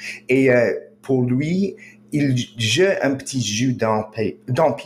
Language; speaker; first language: French; non-native, fluent; English